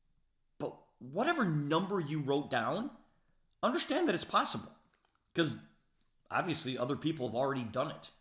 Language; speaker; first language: English; native; English